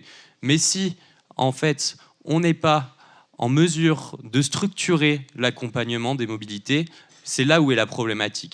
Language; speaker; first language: French; native; French